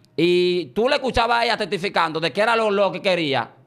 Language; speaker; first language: Spanish; native; Spanish